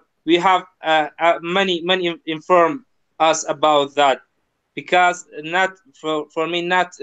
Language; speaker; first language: English; non-native, learner; Kurdish